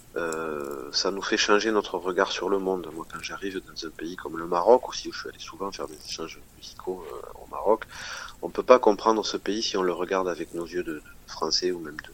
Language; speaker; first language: French; native; French